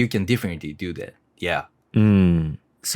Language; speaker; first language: English; non-native, learner; Japanese